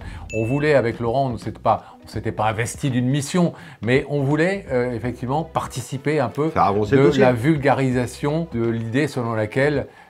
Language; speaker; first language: French; native; French